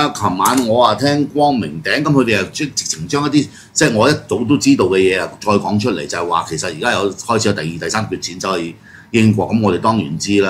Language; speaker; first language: Cantonese; native; Cantonese